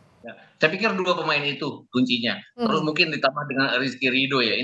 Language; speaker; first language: Indonesian; native; Indonesian